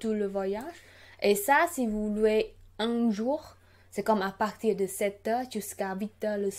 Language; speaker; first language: French; non-native, learner; Khmer